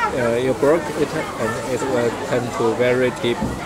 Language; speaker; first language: English; non-native, learner; Chinese